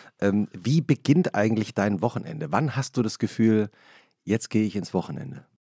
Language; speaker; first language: German; native; German